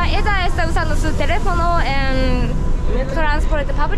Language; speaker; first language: Spanish; non-native, learner; Japanese